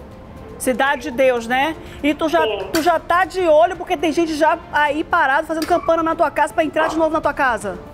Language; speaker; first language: Portuguese; native; Portuguese